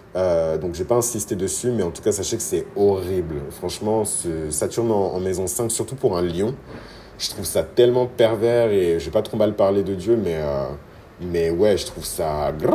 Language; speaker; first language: French; early bilingual, other home language; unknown